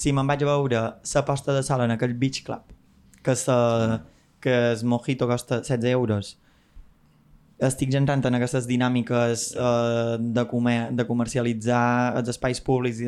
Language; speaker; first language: Catalan; native; Catalan